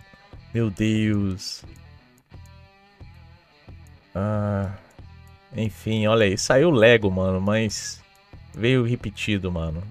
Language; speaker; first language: Portuguese; native; Portuguese